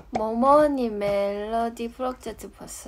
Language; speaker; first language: Korean; non-native, fluent; Chinese